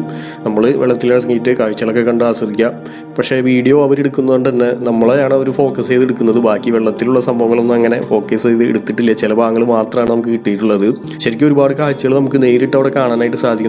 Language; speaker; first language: Malayalam; native; Malayalam